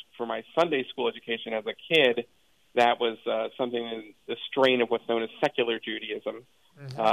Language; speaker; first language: English; native; English